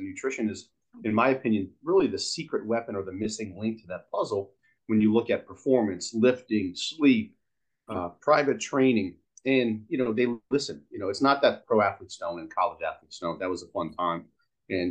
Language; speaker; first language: English; native; English